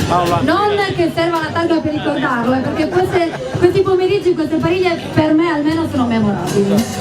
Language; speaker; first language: Italian; native; Italian